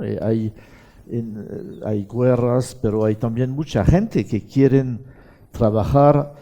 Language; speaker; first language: Spanish; non-native, fluent; French